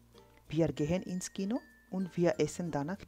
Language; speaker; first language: German; non-native, fluent; Bangla